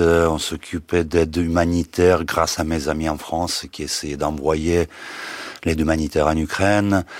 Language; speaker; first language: French; non-native, fluent; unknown